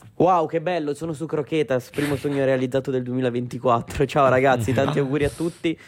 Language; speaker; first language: Italian; native; Italian